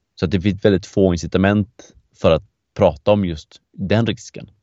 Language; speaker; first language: Swedish; native; Swedish